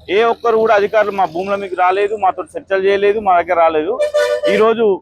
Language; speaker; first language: Telugu; native; Telugu